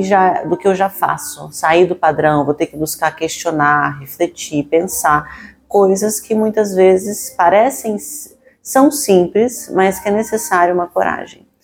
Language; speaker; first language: Portuguese; native; Portuguese